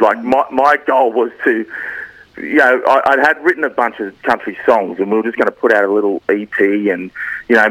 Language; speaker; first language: English; native; English